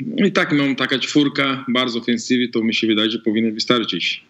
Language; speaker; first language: Polish; non-native, fluent; Portuguese